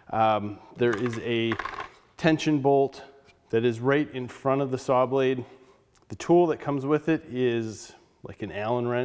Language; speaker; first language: English; native; English